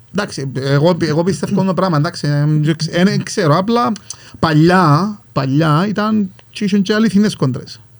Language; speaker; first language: Greek; native; Greek